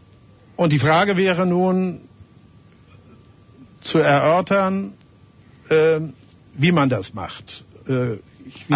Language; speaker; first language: German; native; German